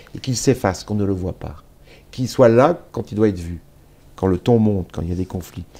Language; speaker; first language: French; native; French